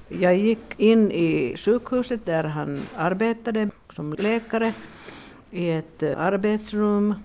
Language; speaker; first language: Swedish; non-native, local second language; Finnish